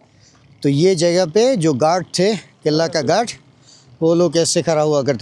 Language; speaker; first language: Hindi; non-native, fluent; Bangla